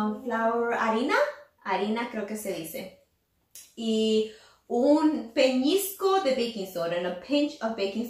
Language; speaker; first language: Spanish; early bilingual, heritage; English